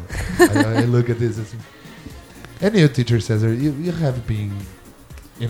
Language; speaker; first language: English; non-native, learner; Portuguese